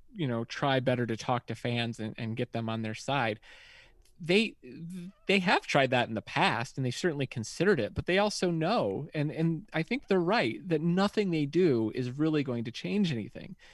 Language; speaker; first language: English; native; English